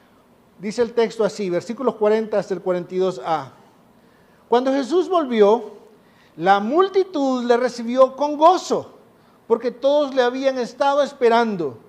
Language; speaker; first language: Spanish; native; Spanish